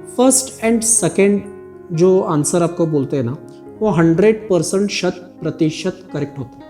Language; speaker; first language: Hindi; non-native, local second language; Marathi